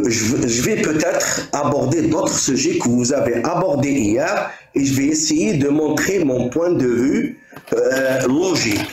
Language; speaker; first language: French; non-native, local second language; Arabic